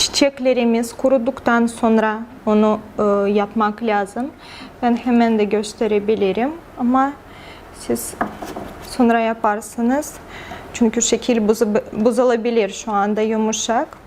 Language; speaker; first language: Turkish; non-native, fluent; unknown